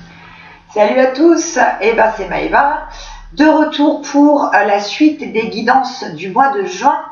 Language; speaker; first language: French; native; French